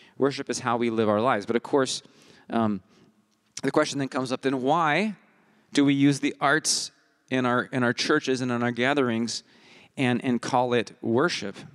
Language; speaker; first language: English; early bilingual, heritage; English